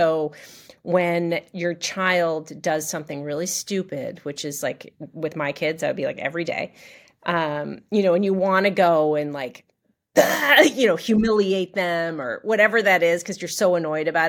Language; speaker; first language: English; native; English